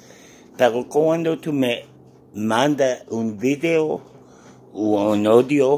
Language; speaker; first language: Spanish; non-native, learner; French